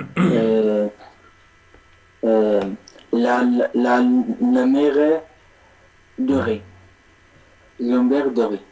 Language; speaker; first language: French; non-native, learner; Arabic